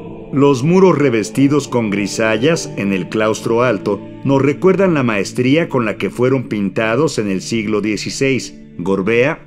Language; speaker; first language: Spanish; native; Spanish